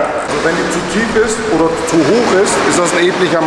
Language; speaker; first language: German; native; German